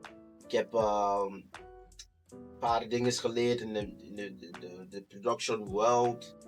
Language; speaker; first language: Dutch; non-native, fluent; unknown